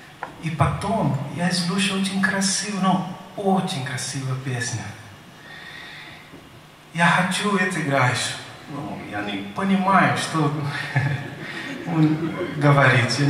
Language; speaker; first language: Russian; non-native, learner; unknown